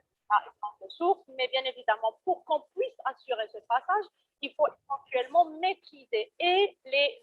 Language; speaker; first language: French; non-native, local second language; Arabic